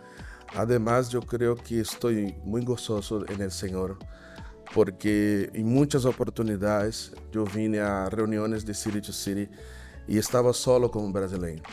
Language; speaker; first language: Spanish; non-native, fluent; Portuguese